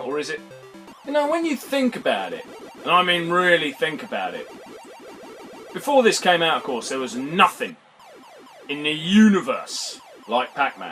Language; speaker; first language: English; native; English